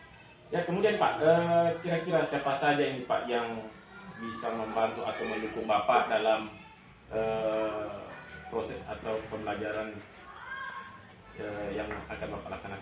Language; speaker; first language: Indonesian; native; Indonesian